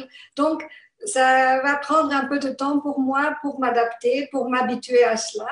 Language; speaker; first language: French; non-native, fluent; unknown